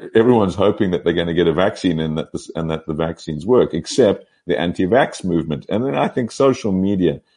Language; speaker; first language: English; native; English